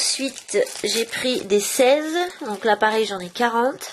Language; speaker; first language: French; native; French